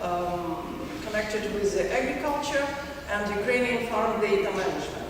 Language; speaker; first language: English; non-native, learner; Ukrainian